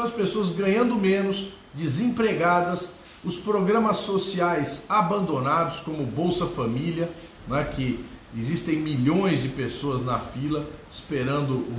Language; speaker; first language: Portuguese; native; Portuguese